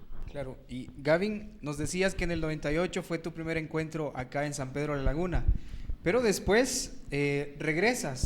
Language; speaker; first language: Spanish; native; Spanish